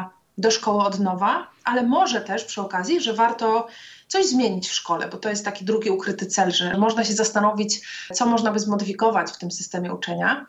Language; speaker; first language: Polish; native; Polish